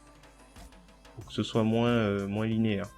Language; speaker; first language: French; native; French